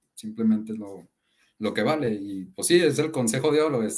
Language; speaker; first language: Spanish; native; Spanish